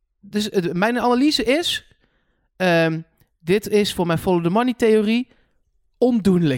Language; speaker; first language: Dutch; native; Dutch